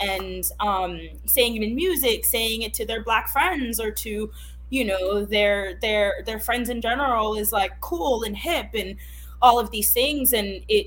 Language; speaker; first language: English; non-native, fluent; Haitian Creole